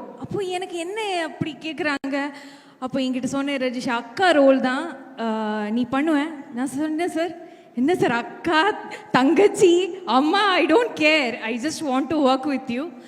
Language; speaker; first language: Tamil; non-native, fluent; Malayalam